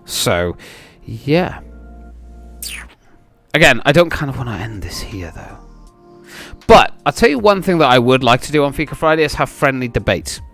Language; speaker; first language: English; native; English